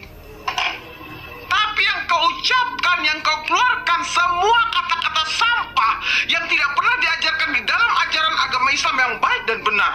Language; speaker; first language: Indonesian; native; Indonesian